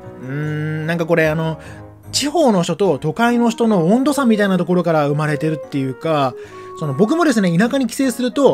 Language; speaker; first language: Japanese; native; Japanese